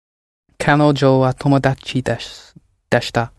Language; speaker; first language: Japanese; non-native, learner; English